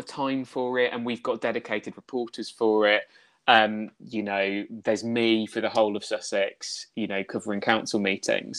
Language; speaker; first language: English; native; English